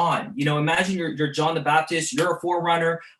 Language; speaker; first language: English; native; English